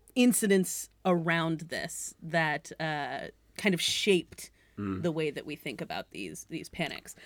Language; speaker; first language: English; native; English